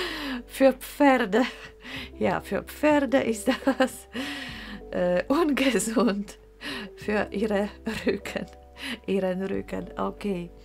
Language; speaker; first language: German; non-native, fluent; Polish